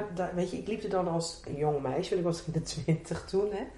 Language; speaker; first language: Dutch; native; Dutch